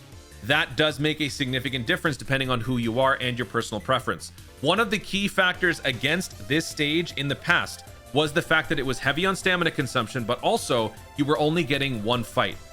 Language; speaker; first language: English; native; English